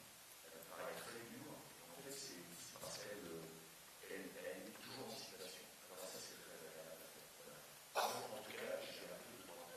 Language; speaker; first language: French; native; French